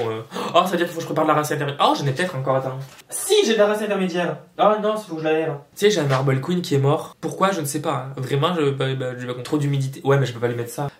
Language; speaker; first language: French; native; French